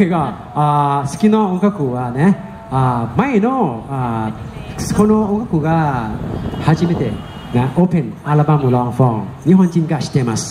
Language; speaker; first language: Japanese; non-native, learner; Thai